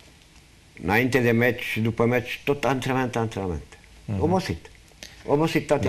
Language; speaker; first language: Romanian; non-native, local second language; Hungarian